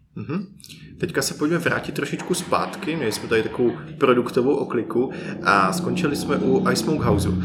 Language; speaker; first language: Czech; native; Czech